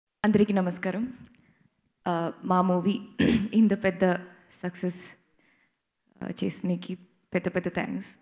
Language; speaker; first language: Telugu; non-native, learner; Malayalam